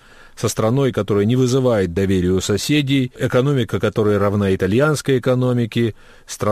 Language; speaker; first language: Russian; native; Russian